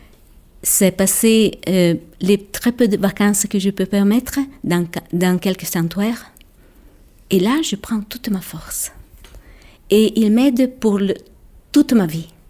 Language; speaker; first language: French; non-native, local second language; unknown